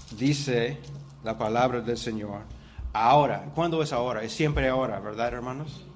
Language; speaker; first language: Spanish; non-native, fluent; English